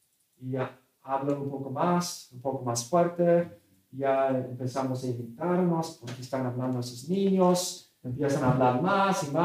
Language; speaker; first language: Spanish; non-native, fluent; English